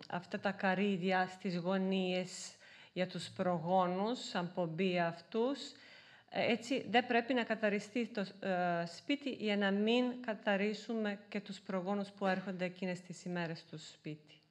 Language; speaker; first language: Greek; non-native, fluent; Serbian